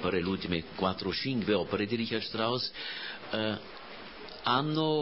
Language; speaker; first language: Italian; non-native, fluent; German